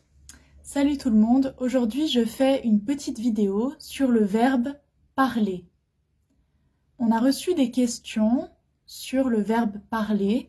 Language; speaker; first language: French; non-native, fluent; Arabic